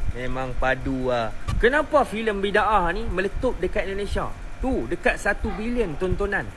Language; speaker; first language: Malay; native; Malay